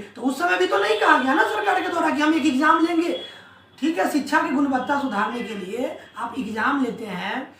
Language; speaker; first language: Hindi; native; Hindi